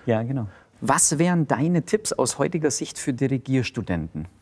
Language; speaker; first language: German; native; German